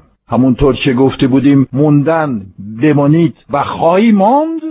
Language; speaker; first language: Persian; non-native, fluent; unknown